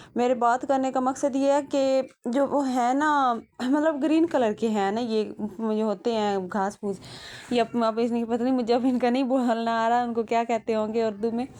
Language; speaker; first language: Urdu; non-native, local second language; Punjabi